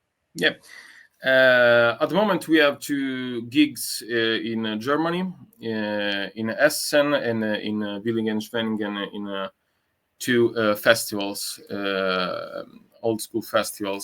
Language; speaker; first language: English; non-native, learner; Italian